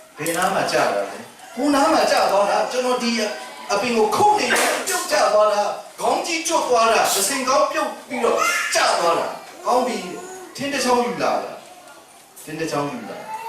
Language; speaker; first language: Burmese; non-native, local second language; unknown